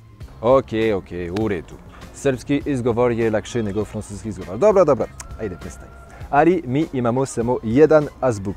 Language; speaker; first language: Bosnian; non-native, learner; French